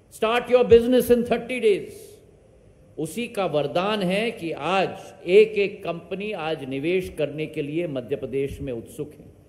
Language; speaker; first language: Hindi; native; Hindi